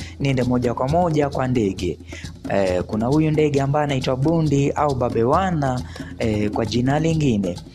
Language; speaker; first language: Swahili; non-native, local second language; Luyia